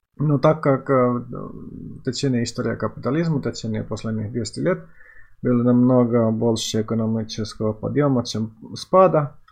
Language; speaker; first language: Russian; non-native, fluent; Finnish